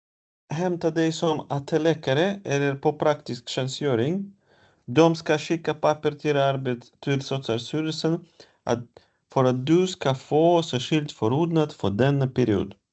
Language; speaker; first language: Swedish; non-native, fluent; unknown